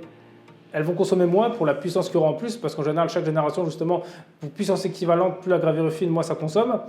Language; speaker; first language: French; native; French